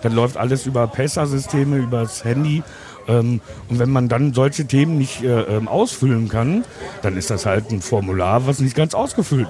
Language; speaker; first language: German; native; German